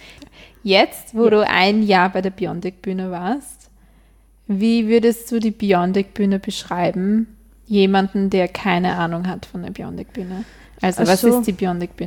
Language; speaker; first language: German; native; German